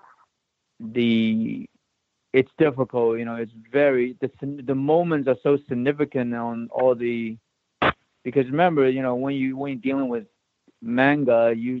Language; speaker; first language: English; non-native, local second language; Cantonese